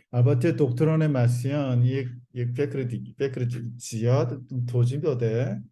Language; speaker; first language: Persian; non-native, learner; Korean